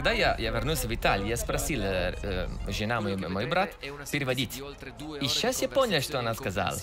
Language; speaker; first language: Russian; non-native, learner; Italian